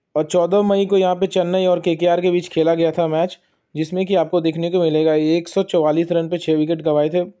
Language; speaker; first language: Hindi; native; Hindi